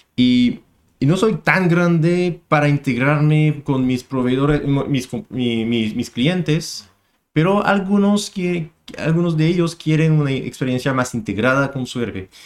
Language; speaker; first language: Spanish; non-native, fluent; French